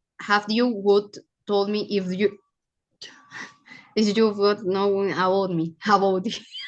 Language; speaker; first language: English; non-native, learner; Spanish